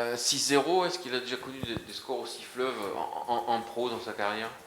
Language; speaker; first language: French; native; French